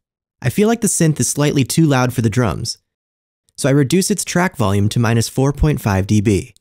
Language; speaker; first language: English; native; English